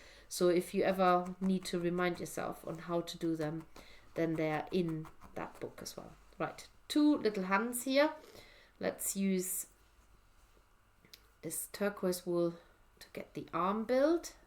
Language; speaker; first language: English; native; English